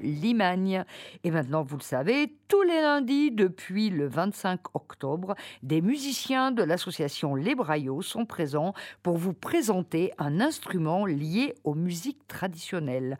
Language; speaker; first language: French; native; French